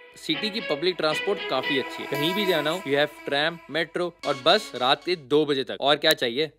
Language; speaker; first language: Urdu; native; Urdu